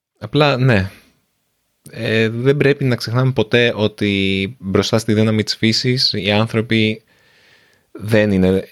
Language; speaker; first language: Greek; native; Greek